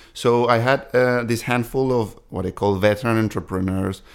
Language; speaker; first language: English; non-native, fluent; Spanish